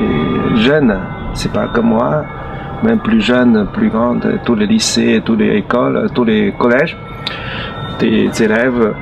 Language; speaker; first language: French; non-native, learner; Chinese